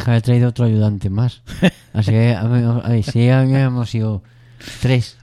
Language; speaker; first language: Spanish; native; Spanish